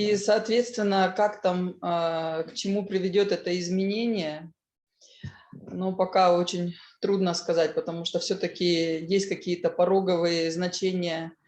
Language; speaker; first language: Russian; native; Russian